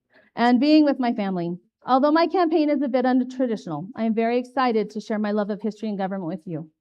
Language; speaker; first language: English; native; English